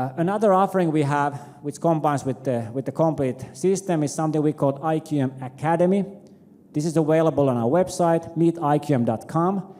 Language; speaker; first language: English; non-native, fluent; Finnish